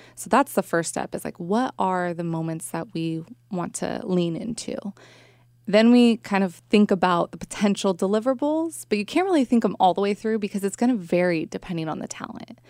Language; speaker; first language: English; native; English